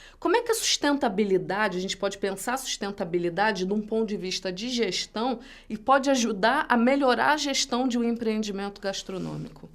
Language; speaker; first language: Portuguese; native; Portuguese